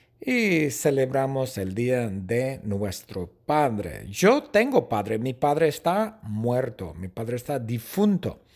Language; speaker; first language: Spanish; non-native, fluent; English